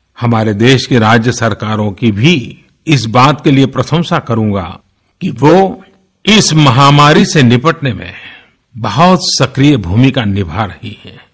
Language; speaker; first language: Hindi; non-native, local second language; Gujarati